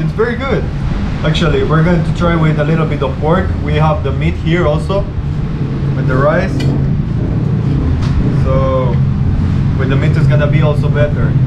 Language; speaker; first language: English; non-native, fluent; Spanish